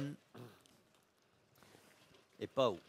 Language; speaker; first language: French; native; French